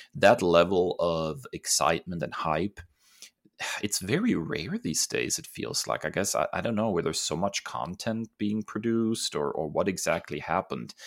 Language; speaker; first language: English; early bilingual, other home language; German